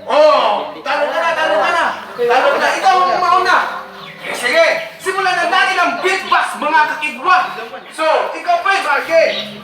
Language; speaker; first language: Filipino; non-native, local second language; Cebuano